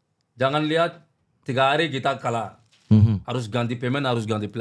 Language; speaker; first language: Indonesian; non-native, learner; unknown